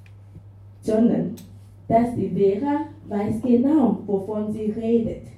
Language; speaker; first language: German; non-native, fluent; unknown